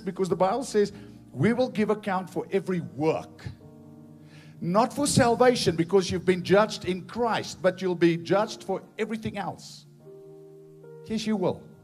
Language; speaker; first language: English; non-native, local second language; Afrikaans